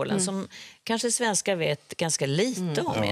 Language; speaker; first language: Swedish; native; Swedish